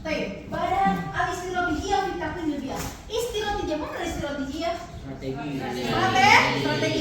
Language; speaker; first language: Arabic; non-native, learner; Indonesian